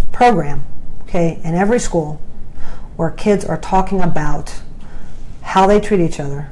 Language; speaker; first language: English; native; English